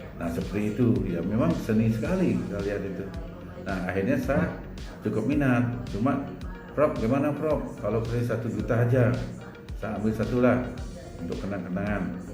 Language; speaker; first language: Indonesian; native; Indonesian